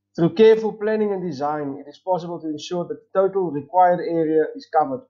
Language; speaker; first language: English; non-native, local second language; Afrikaans